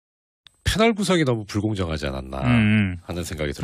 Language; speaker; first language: Korean; native; Korean